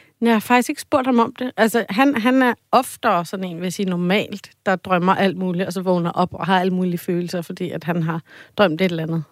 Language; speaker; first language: Danish; native; Danish